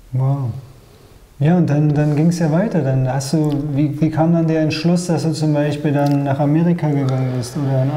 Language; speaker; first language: German; native; German